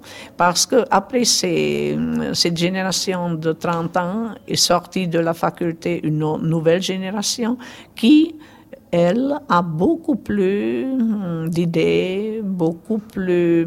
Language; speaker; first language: French; non-native, fluent; Czech